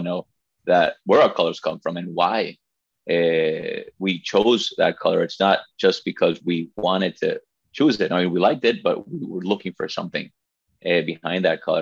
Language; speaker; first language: English; non-native, fluent; Spanish